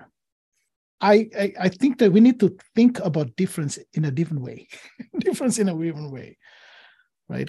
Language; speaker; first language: English; non-native, fluent; Indonesian